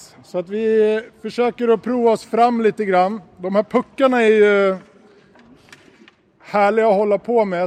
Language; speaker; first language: Swedish; non-native, fluent; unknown